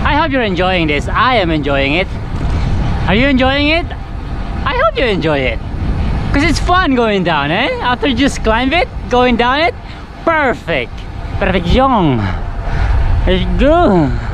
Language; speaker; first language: English; non-native, local second language; Filipino